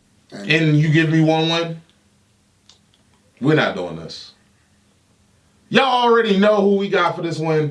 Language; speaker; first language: English; native; English